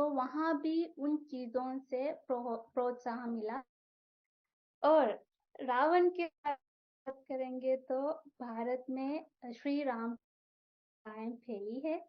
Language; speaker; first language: Hindi; non-native, fluent; Sinhala